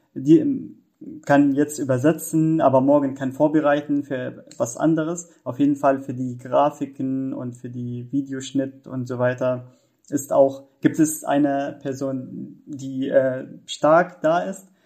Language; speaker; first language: German; non-native, fluent; Arabic